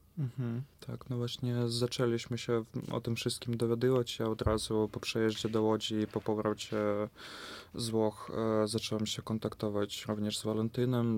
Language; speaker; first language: Polish; non-native, fluent; Russian